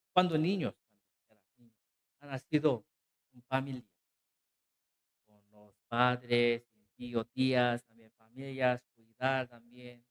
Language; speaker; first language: Spanish; non-native, learner; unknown